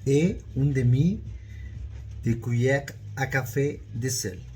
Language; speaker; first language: French; non-native, learner; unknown